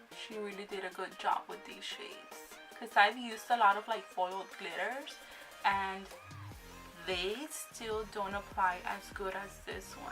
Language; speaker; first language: English; native; English